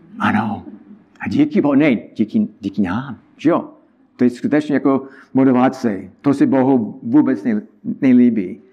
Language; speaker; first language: Czech; non-native, learner; English